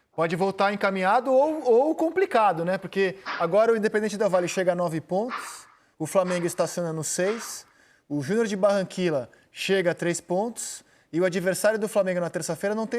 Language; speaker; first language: Portuguese; native; Portuguese